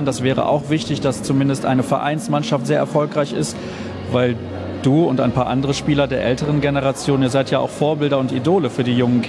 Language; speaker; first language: German; native; German